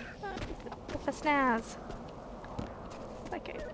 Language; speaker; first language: English; native; English